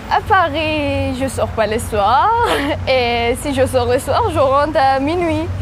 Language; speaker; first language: French; non-native, learner; Persian